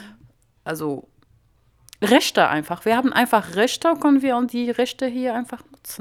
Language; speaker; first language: German; non-native, learner; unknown